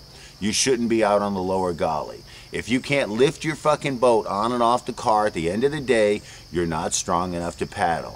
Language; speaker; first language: English; native; English